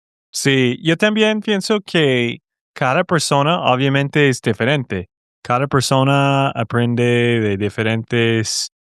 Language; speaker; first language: Spanish; non-native, fluent; English